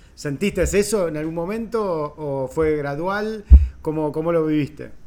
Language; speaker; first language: Spanish; native; Spanish